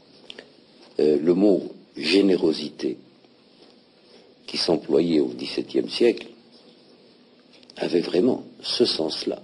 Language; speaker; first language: French; non-native, local second language; Arabic